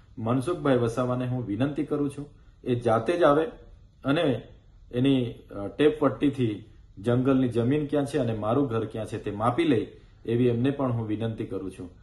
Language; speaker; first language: Gujarati; non-native, local second language; Vasavi